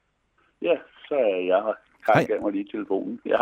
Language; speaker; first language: Danish; native; Danish